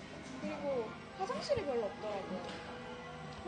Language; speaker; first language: Korean; early bilingual, heritage; Korean